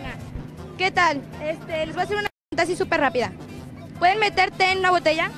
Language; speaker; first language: Spanish; native; Spanish